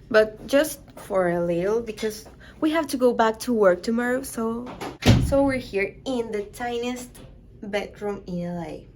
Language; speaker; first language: English; non-native, fluent; Spanish